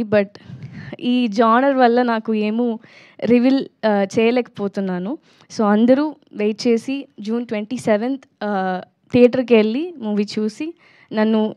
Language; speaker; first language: Telugu; non-native, learner; Tamil